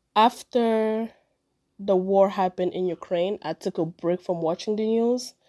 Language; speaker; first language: English; early bilingual, other home language; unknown